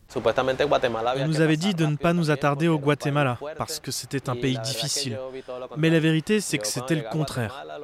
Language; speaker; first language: French; non-native, fluent; Spanish